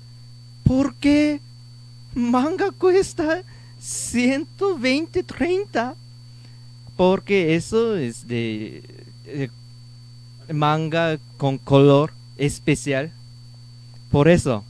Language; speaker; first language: Spanish; non-native, learner; Japanese